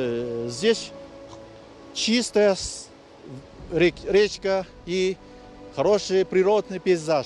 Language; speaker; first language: Russian; non-native, fluent; Chinese